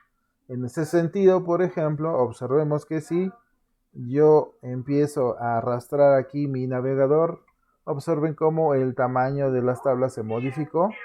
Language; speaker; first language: Spanish; native; Spanish